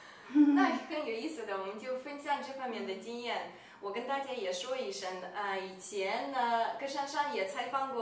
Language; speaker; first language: Chinese; non-native, fluent; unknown